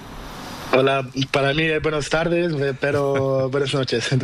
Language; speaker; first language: Spanish; non-native, learner; Portuguese